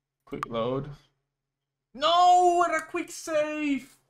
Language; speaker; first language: Spanish; early bilingual, heritage; Spanish